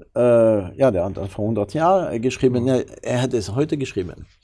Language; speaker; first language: German; non-native, fluent; French